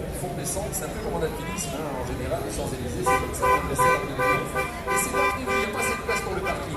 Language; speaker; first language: French; native; French